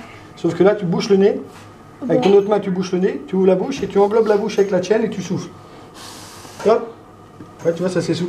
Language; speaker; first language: French; native; French